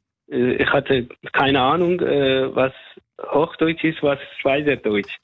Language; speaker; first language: German; non-native, fluent; Persian